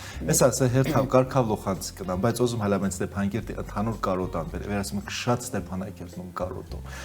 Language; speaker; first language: Armenian; native; Armenian